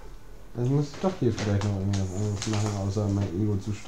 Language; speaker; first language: German; native; German